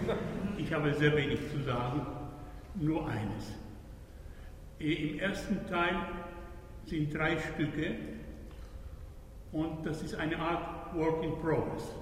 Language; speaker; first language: German; non-native, fluent; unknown